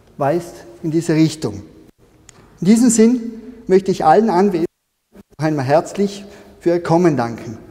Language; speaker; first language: German; native; German